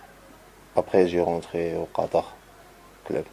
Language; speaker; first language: French; non-native, learner; Arabic